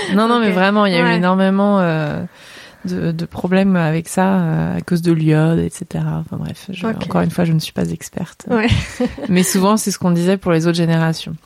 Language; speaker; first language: French; native; French